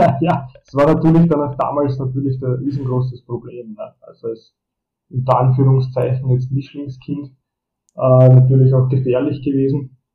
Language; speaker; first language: German; early bilingual, other home language; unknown